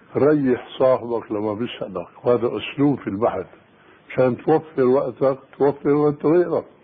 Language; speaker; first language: Arabic; early bilingual, other home language; Albanian